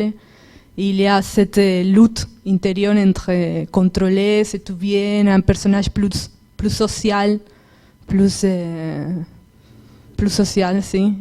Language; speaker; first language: French; non-native, fluent; Spanish